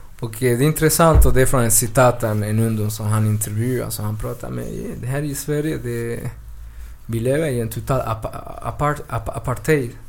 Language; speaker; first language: Swedish; early bilingual, other home language; Spanish